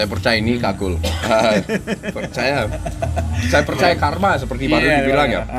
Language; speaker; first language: Indonesian; non-native, fluent; English